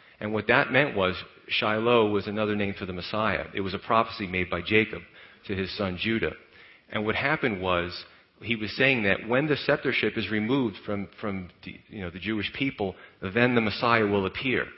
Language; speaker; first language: English; native; English